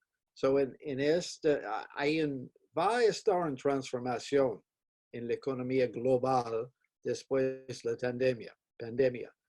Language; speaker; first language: Spanish; non-native, fluent; English